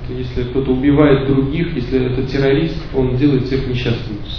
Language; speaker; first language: Russian; native; Russian